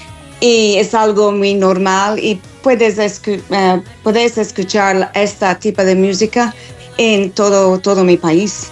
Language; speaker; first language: Spanish; non-native, fluent; English